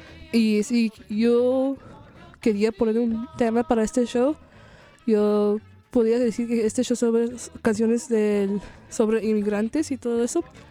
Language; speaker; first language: Spanish; early bilingual, heritage; Spanish